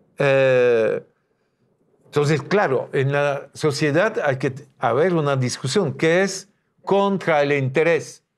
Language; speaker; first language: Spanish; non-native, fluent; French